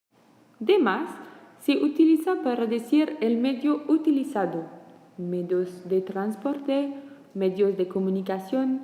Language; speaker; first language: Spanish; non-native, learner; French